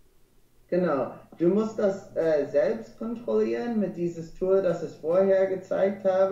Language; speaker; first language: German; non-native, learner; English